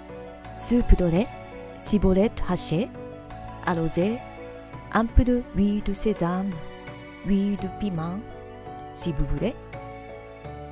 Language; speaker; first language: French; non-native, learner; Japanese